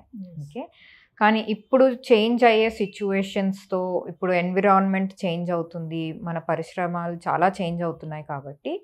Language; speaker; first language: Telugu; native; Telugu